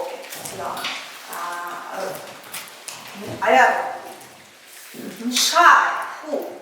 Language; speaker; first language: English; non-native, learner; Kazakh